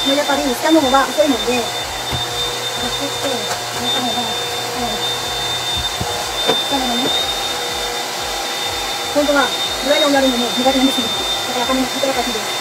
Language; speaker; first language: Japanese; non-native, fluent; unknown